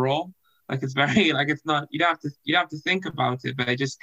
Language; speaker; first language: English; non-native, local second language; Yoruba